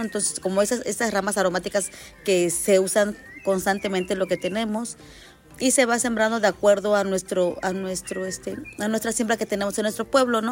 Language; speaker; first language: Spanish; native; Spanish